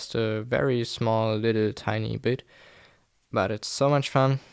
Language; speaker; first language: English; non-native, fluent; German